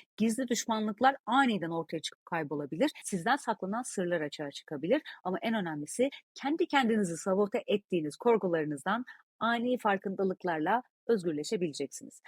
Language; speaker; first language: Turkish; native; Turkish